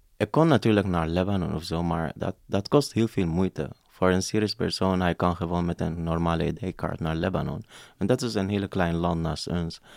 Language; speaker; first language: Dutch; non-native, fluent; Arabic